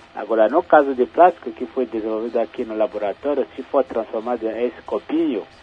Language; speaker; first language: Portuguese; non-native, fluent; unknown